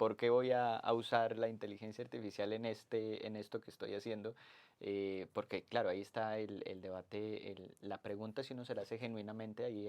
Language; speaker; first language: Spanish; native; Spanish